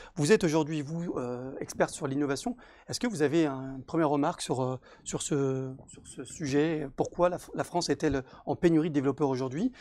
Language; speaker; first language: French; native; French